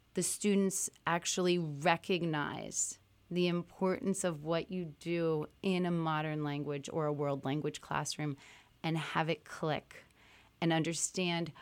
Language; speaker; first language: English; early bilingual, other home language; French